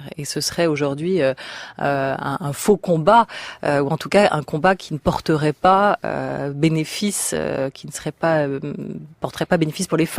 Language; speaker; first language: French; native; French